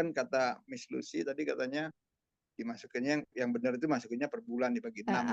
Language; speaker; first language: Indonesian; native; Indonesian